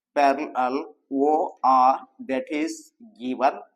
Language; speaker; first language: English; non-native, local second language; Kannada